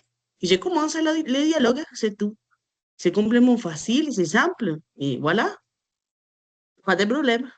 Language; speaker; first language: French; non-native, fluent; Spanish